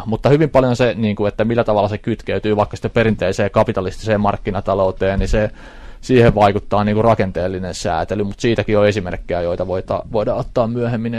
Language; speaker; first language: Finnish; native; Finnish